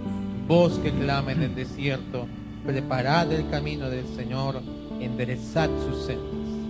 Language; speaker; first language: Spanish; native; Spanish